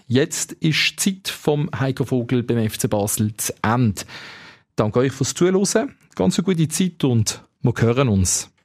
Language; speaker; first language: German; native; German